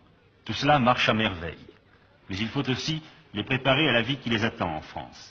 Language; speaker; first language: French; native; French